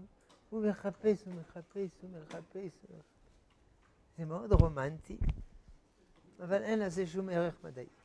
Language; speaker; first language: Hebrew; non-native, fluent; French